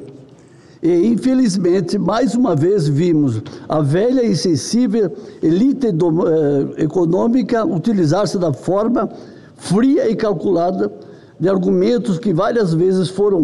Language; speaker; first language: Portuguese; native; Portuguese